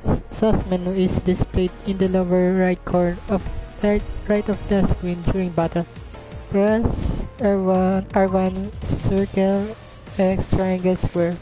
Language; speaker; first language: English; non-native, local second language; Filipino